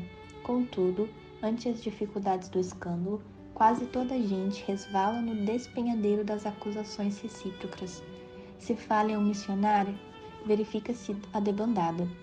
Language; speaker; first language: Portuguese; native; Portuguese